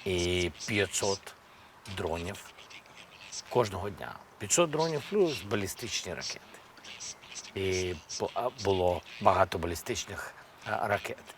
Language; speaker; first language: Ukrainian; non-native, local second language; Russian